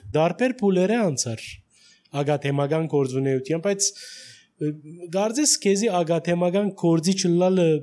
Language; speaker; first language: Armenian; native; Armenian